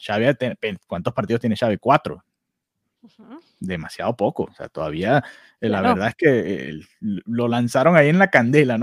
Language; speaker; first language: Spanish; native; Spanish